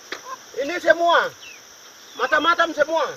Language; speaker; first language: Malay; non-native, local second language; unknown